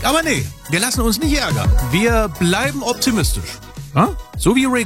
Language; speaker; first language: German; native; German